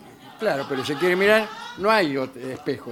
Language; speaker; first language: Spanish; native; Spanish